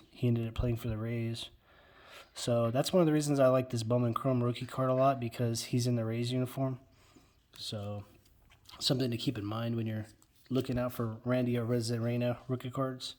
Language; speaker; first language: English; native; English